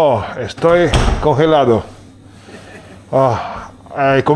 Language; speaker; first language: Spanish; non-native, learner; Italian